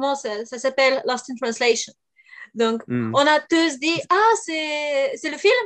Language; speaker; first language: French; non-native, fluent; Bulgarian